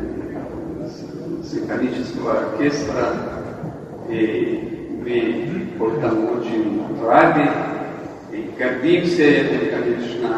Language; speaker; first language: Russian; non-native, fluent; Persian